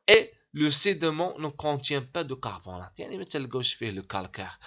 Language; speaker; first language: French; non-native, local second language; Arabic